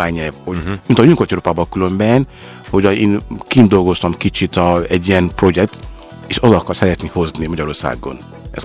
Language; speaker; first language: Hungarian; non-native, learner; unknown